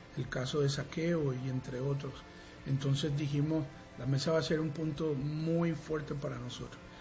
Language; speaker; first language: Spanish; native; Spanish